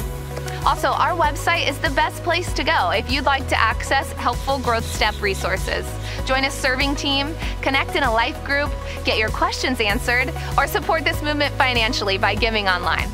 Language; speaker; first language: English; native; English